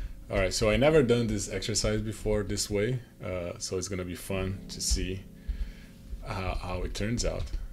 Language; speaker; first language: English; non-native, fluent; Portuguese